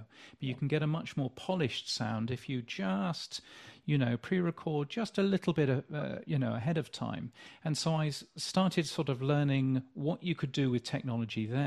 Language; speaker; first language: English; native; English